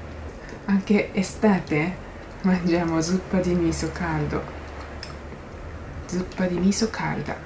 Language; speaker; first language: Italian; non-native, learner; Japanese